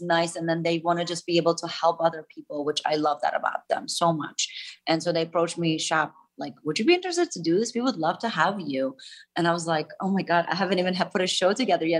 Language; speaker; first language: English; non-native, fluent; German